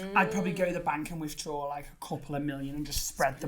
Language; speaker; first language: English; native; English